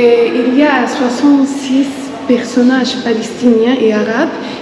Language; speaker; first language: French; non-native, fluent; Arabic